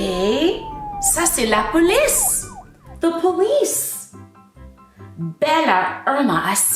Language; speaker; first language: French; non-native, fluent; English